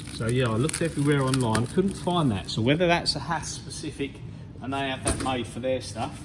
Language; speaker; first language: English; native; English